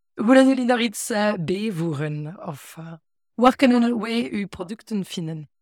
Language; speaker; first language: Dutch; non-native, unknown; French